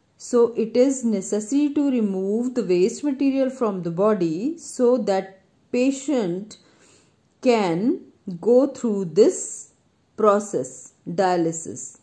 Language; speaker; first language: English; non-native, local second language; Punjabi